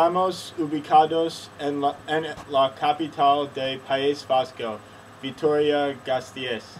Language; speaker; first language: Spanish; non-native, learner; English